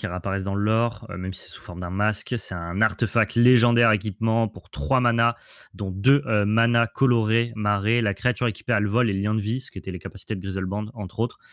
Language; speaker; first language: French; native; French